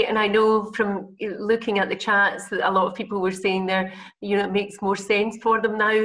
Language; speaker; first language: English; native; English